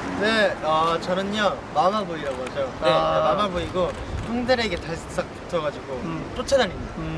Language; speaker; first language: Korean; native; Korean